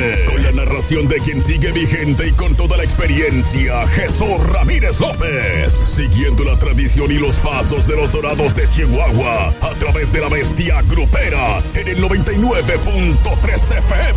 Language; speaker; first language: Spanish; native; Spanish